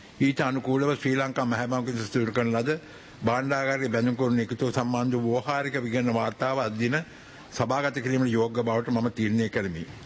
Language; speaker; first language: Sinhala; native; Sinhala